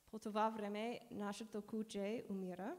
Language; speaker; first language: Bulgarian; non-native, learner; English